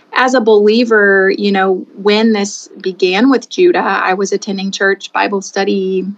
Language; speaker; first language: English; native; English